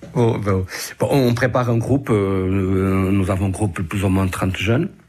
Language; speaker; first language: French; non-native, fluent; Portuguese